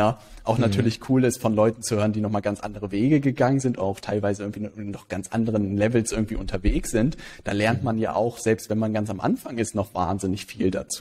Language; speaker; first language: German; native; German